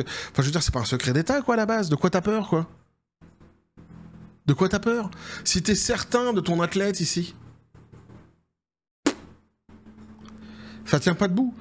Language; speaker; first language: French; native; French